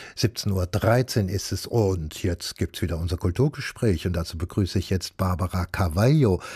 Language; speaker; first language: German; native; German